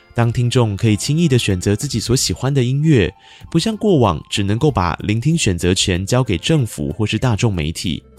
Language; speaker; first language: Chinese; native; Chinese